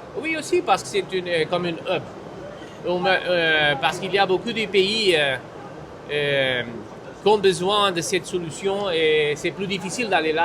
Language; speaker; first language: French; non-native, fluent; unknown